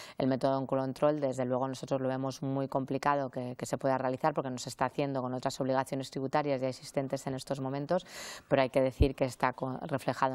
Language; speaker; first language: Spanish; native; Spanish